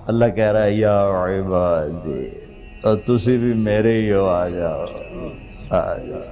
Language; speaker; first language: Urdu; non-native, local second language; Punjabi